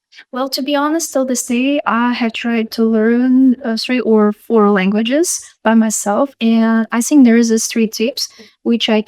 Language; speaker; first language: English; non-native, fluent; Uzbek